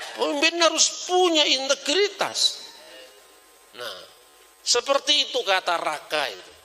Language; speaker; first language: Indonesian; non-native, local second language; Javanese